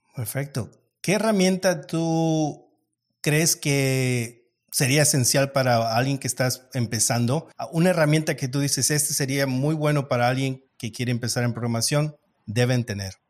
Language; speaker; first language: Spanish; early bilingual, heritage; Spanish